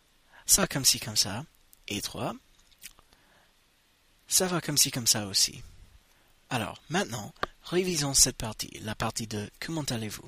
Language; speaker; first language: French; non-native, fluent; English